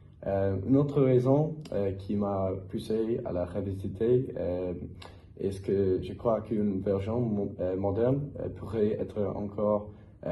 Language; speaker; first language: French; non-native, learner; English